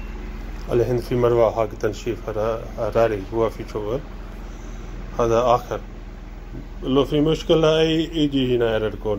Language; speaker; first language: Arabic; non-native, learner; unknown